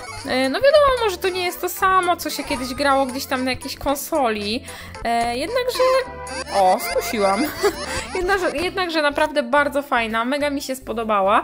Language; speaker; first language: Polish; native; Polish